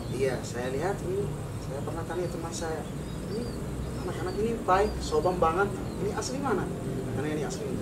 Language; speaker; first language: Indonesian; non-native, fluent; Arabic